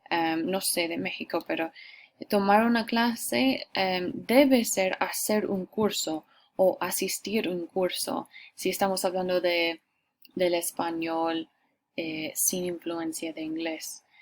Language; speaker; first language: Spanish; non-native, fluent; English